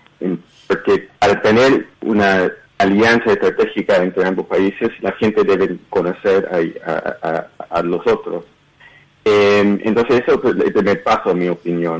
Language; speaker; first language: Spanish; early bilingual, heritage; Spanish